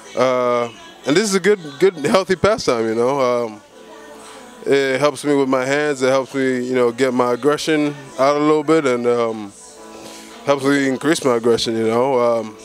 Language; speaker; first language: English; native; English